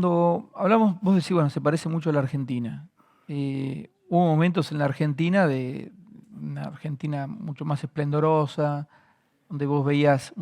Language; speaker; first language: Spanish; native; Spanish